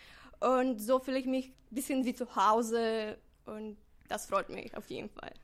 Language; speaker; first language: German; non-native, fluent; Bulgarian